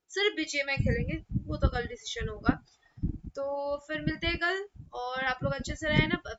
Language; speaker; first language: Hindi; non-native, local second language; Bangla